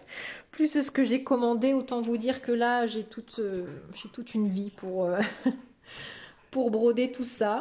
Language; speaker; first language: French; native; French